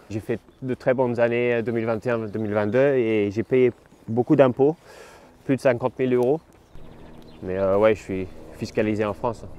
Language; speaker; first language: French; non-native, fluent; English